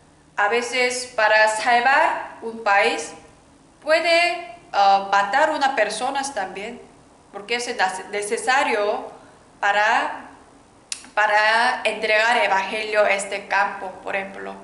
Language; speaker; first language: Spanish; non-native, learner; Korean